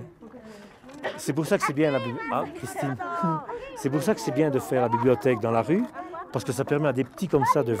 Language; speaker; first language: French; native; French